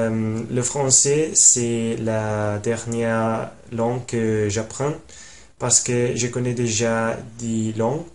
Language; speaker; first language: French; non-native, learner; Italian